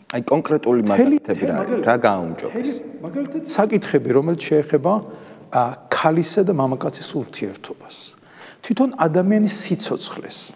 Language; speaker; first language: Georgian; native; Georgian